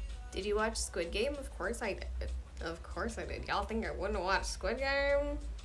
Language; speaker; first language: English; native; English